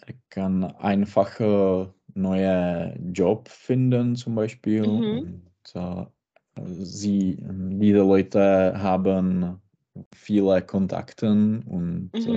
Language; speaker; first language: German; non-native, learner; Czech